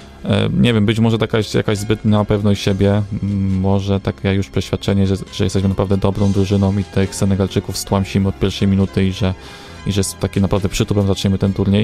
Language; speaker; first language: Polish; native; Polish